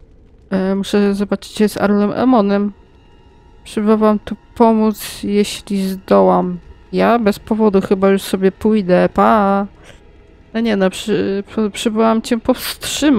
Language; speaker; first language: Polish; native; Polish